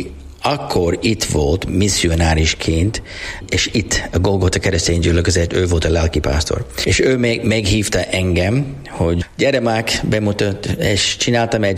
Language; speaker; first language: Hungarian; non-native, learner; English